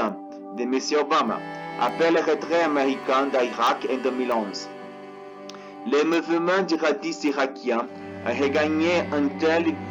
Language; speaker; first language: French; non-native, learner; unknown